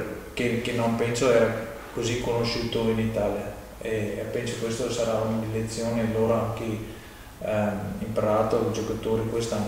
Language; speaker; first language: Italian; non-native, fluent; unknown